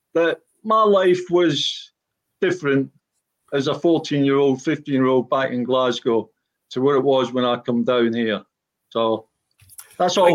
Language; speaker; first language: English; native; English